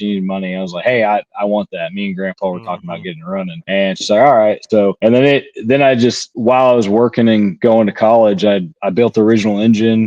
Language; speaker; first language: English; native; English